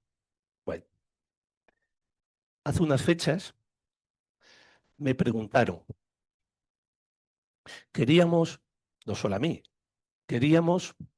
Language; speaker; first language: Spanish; native; Spanish